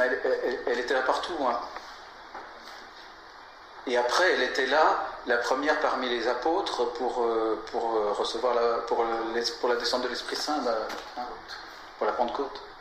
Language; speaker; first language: French; native; French